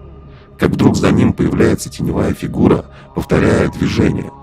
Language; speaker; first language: Russian; native; Russian